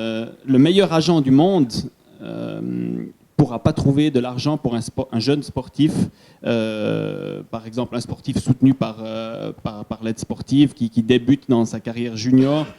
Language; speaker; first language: French; native; French